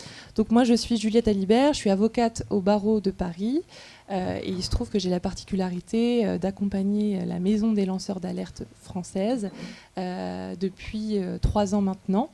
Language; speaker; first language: French; native; French